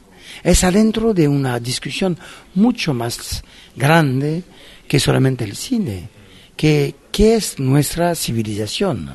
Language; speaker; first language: Spanish; non-native, fluent; French